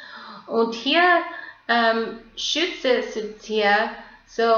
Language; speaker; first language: German; non-native, fluent; English